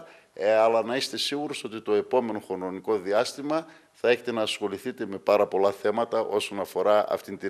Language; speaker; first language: Greek; native; Greek